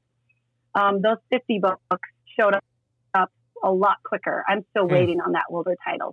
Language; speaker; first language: English; native; English